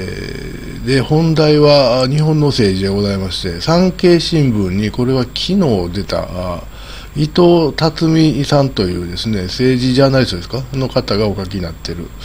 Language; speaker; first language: Japanese; native; Japanese